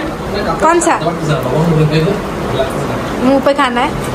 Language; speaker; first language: Hindi; non-native, local second language; Bangla